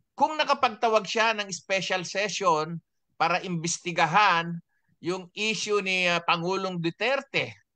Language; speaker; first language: Filipino; non-native, local second language; Iloko